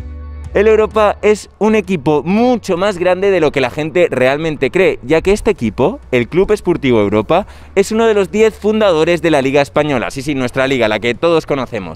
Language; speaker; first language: Spanish; native; Spanish